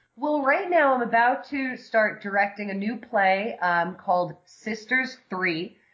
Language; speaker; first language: English; native; English